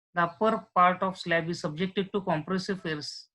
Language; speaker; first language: English; non-native, local second language; Marathi